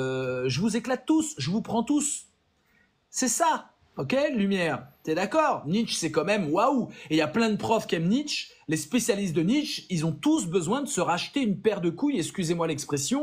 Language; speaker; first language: French; native; French